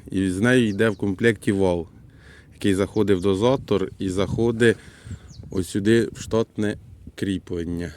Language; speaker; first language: Ukrainian; native; Ukrainian